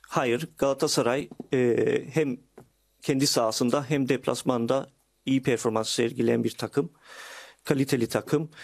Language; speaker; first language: Turkish; early bilingual, heritage; Turkish